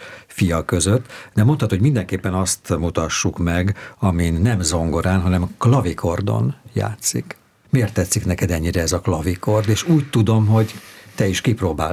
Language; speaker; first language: Hungarian; native; Hungarian